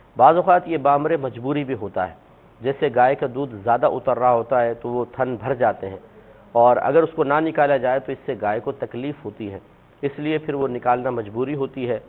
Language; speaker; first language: Urdu; native; Urdu